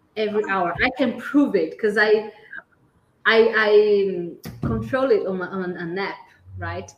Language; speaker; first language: English; non-native, fluent; Portuguese